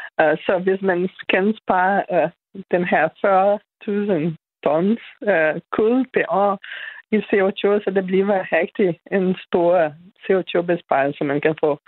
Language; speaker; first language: Danish; non-native, fluent; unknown